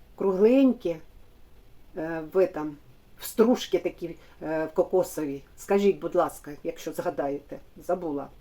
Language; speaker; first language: Ukrainian; non-native, local second language; Russian